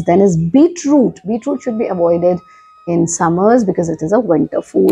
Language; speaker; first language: English; non-native, local second language; Hindi